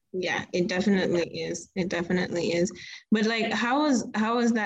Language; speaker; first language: English; non-native, fluent; Portuguese